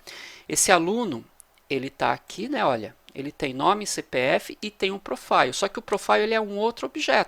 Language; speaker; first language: Portuguese; native; Portuguese